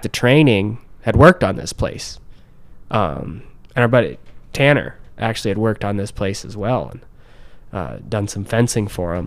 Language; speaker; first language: English; native; English